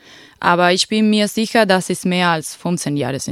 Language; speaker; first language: German; non-native, fluent; Spanish